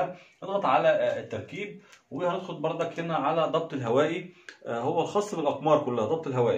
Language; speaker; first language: Arabic; native; Arabic